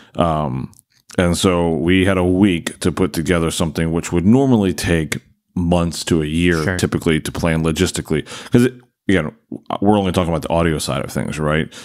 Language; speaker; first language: English; native; English